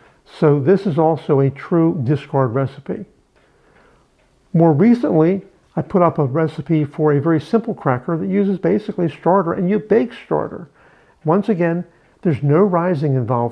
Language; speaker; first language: English; native; English